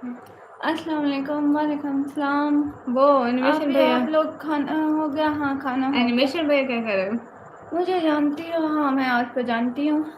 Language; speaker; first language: Urdu; non-native, local second language; Punjabi